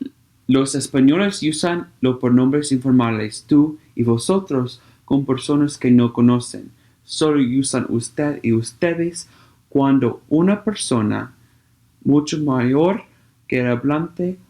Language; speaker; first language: Spanish; non-native, learner; English